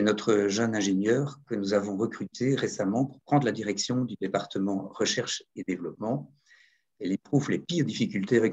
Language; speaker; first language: French; native; French